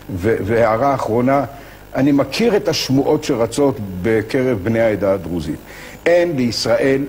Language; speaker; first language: Hebrew; native; Hebrew